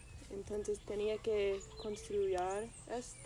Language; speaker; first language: Spanish; non-native, learner; English